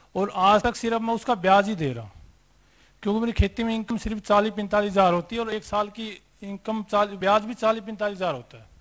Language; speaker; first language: Hindi; native; Hindi